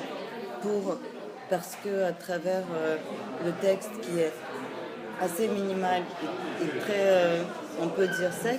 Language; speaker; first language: French; non-native, fluent; Russian